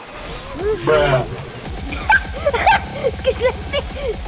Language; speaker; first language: French; native; French